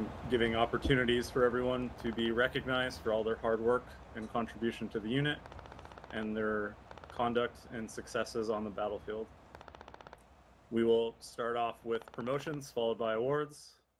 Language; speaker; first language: English; native; English